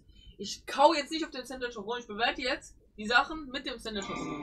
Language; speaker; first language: German; native; German